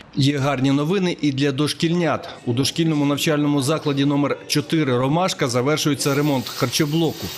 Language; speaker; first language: Ukrainian; native; Ukrainian